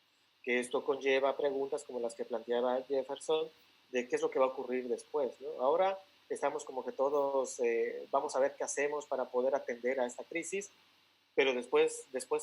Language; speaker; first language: Spanish; native; Spanish